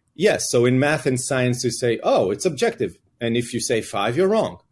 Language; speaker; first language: English; non-native, fluent; Hebrew